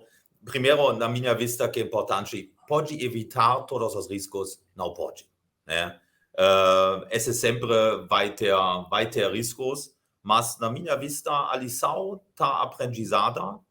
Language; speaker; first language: Portuguese; non-native, fluent; German